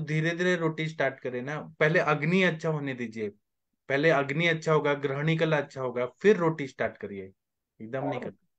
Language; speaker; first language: Hindi; native; Hindi